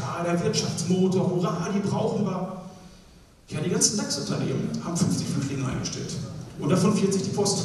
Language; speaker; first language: German; native; German